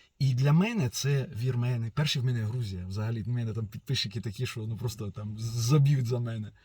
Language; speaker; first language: Ukrainian; non-native, local second language; Russian